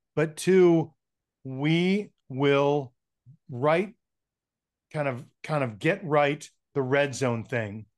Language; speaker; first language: English; native; English